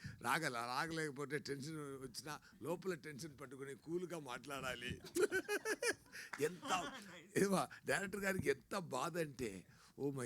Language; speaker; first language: Telugu; non-native, learner; Tamil